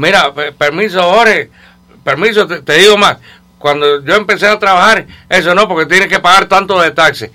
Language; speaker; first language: Spanish; native; Spanish